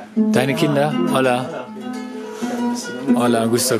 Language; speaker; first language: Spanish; non-native, fluent; German